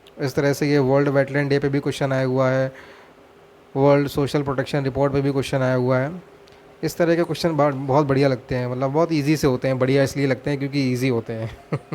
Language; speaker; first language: Hindi; native; Hindi